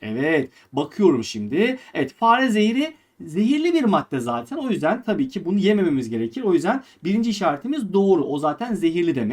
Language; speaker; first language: Turkish; native; Turkish